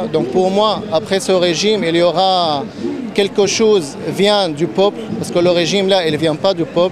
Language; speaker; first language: French; non-native, fluent; Arabic